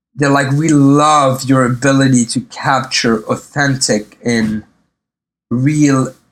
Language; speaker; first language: English; early bilingual, other home language; Arabic